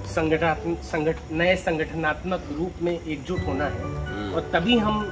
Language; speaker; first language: Hindi; native; Hindi